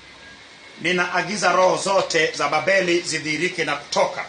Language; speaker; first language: Swahili; non-native, local second language; Luo (Kenya and Tanzania)